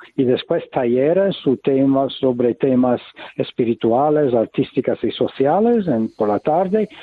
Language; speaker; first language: Spanish; non-native, fluent; English